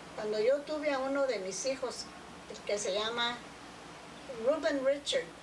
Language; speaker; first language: Spanish; early bilingual, other home language; English